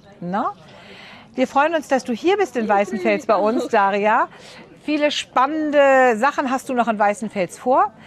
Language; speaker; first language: German; native; German